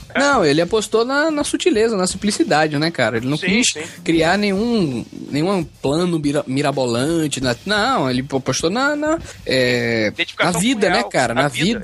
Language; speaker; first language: Portuguese; native; Portuguese